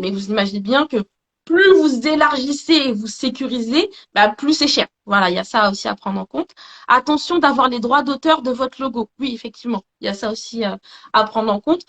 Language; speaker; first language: French; native; French